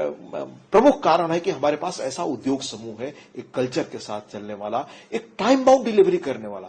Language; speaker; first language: Hindi; native; Hindi